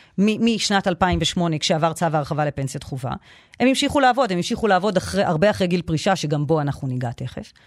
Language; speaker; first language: Hebrew; native; Hebrew